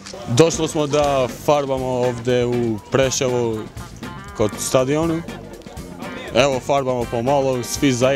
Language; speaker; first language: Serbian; non-native, local second language; Albanian